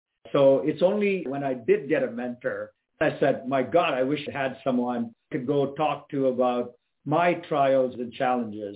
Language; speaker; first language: English; non-native, local second language; Tamil